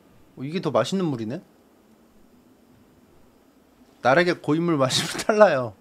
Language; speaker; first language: Korean; native; Korean